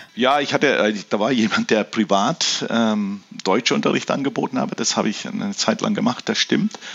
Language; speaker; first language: German; early bilingual, heritage; German